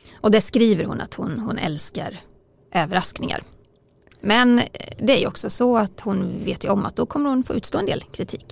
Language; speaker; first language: Swedish; native; Swedish